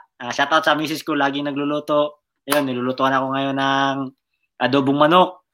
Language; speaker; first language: Filipino; non-native, local second language; Cebuano